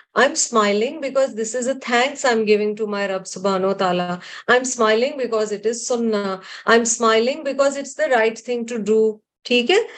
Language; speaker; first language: English; non-native, local second language; Urdu